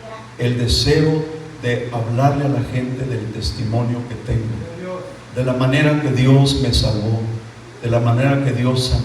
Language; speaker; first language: Spanish; native; Spanish